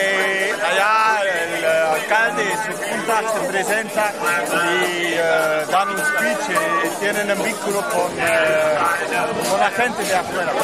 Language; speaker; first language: Spanish; non-native, fluent; Dutch